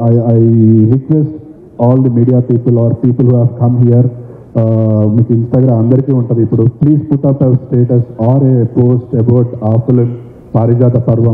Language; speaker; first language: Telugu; native; Telugu